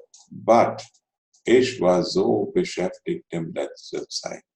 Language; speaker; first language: German; non-native, fluent; Telugu